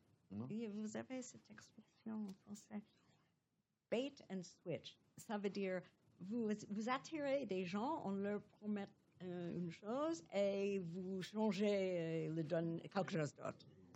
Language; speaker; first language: French; non-native, learner; English